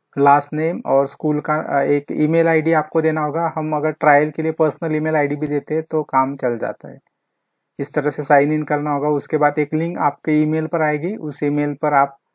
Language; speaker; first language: Hindi; non-native, local second language; Marathi